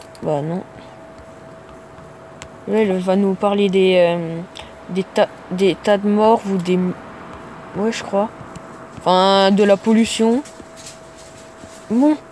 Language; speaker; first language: French; native; French